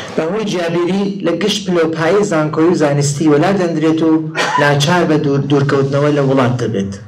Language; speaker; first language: Central Kurdish; native; Central Kurdish